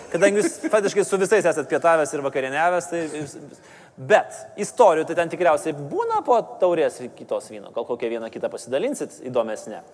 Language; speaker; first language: Lithuanian; native; Lithuanian